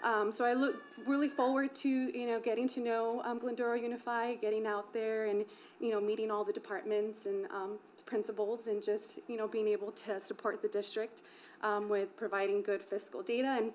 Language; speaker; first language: English; early bilingual, other home language; Spanish